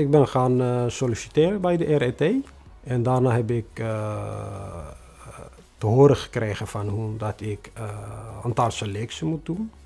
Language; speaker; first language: Dutch; non-native, fluent; Tigrinya